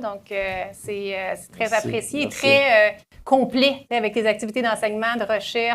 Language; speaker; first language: French; native; French